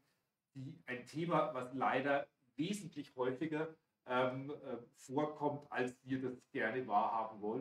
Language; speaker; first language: German; native; German